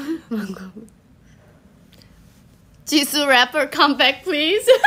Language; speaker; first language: Korean; non-native, fluent; Thai